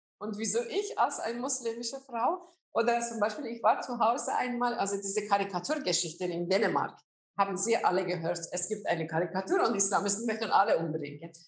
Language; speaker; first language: German; non-native, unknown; Azerbaijani